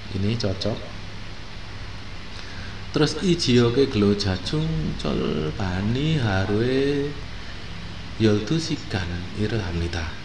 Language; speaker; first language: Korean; non-native, fluent; Indonesian